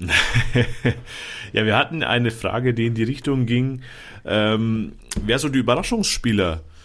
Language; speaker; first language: German; native; German